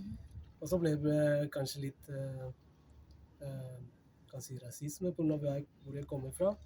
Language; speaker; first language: Norwegian; non-native, fluent; Spanish